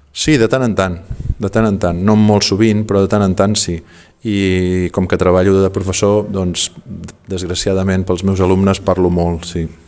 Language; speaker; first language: Catalan; native; Catalan